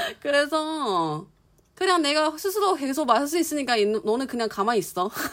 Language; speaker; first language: Korean; non-native, learner; Chinese